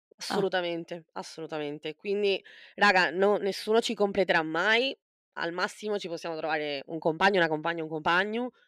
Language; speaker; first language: Italian; native; Italian